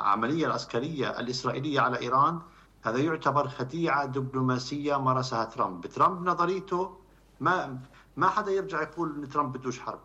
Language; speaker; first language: Arabic; native; Arabic